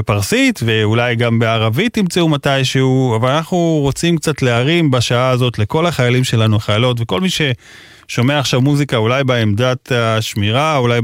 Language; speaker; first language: Hebrew; native; Hebrew